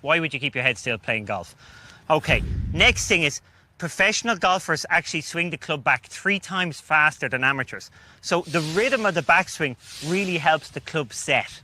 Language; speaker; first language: English; native; English